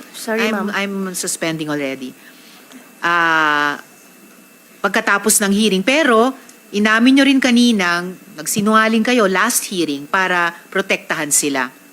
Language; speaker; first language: Filipino; native; Filipino